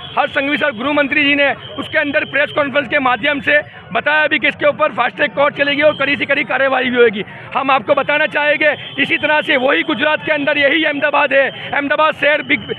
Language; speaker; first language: Hindi; non-native, local second language; Gujarati